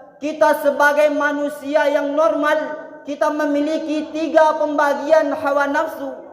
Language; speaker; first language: Malay; non-native, local second language; Minangkabau